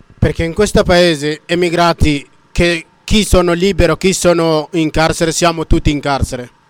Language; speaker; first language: Italian; non-native, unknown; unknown